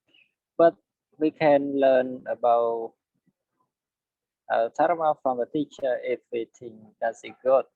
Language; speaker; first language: English; non-native, learner; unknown